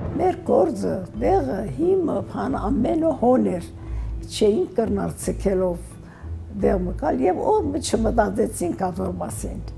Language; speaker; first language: Armenian; early bilingual, heritage; Armenian